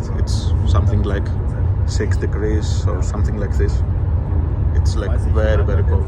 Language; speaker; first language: English; non-native, learner; Greek